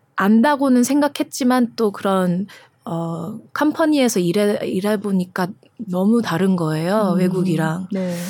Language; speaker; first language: Korean; early bilingual, heritage; Dutch